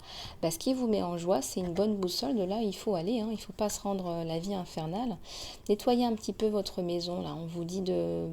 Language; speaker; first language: French; native; French